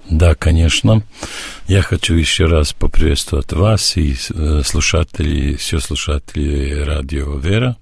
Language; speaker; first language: Russian; non-native, learner; Serbian